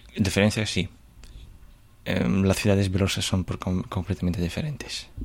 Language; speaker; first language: Spanish; non-native, fluent; Russian